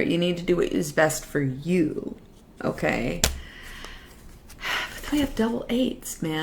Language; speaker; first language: English; native; English